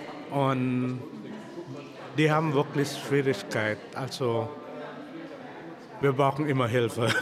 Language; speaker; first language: German; non-native, fluent; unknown